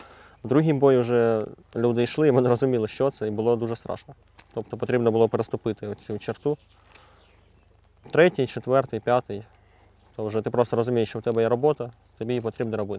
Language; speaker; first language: Ukrainian; native; Ukrainian